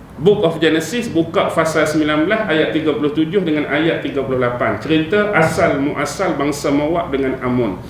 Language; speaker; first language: Malay; native; Malay